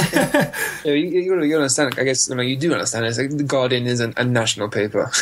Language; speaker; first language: English; native; English